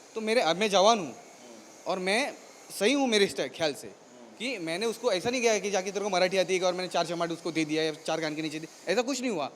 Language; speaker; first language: Hindi; native; Hindi